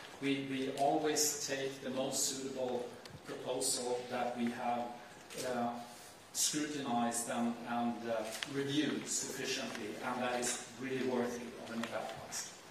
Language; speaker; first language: English; non-native, fluent; Swedish